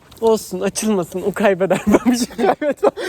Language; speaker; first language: Turkish; native; Turkish